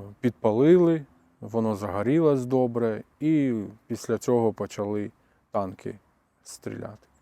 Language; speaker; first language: Ukrainian; native; Ukrainian